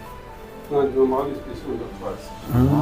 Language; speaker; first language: German; non-native, fluent; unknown